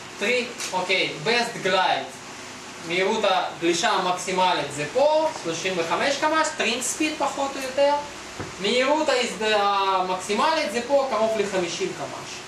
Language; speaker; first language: Hebrew; non-native, fluent; Russian